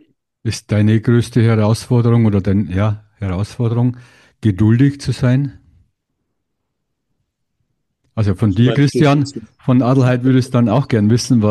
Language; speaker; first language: German; native; German